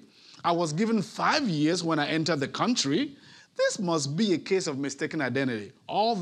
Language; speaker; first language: English; non-native, local second language; Ibibio